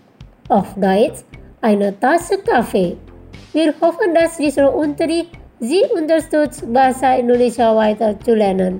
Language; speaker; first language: German; non-native, fluent; Indonesian